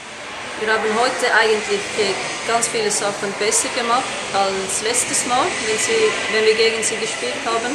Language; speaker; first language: German; non-native, fluent; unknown